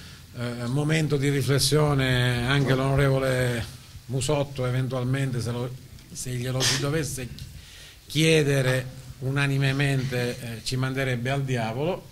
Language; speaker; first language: Italian; native; Italian